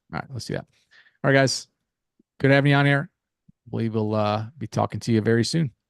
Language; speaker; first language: English; native; English